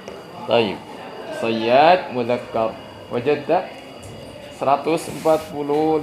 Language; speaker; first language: Arabic; non-native, fluent; Indonesian